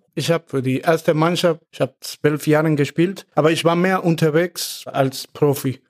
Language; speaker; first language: German; non-native, fluent; Spanish